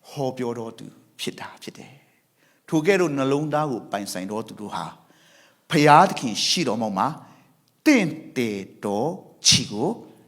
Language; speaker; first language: Burmese; non-native, local second language; Thado Chin